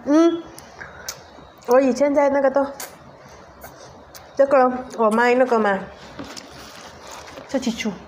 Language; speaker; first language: Chinese; non-native, learner; Indonesian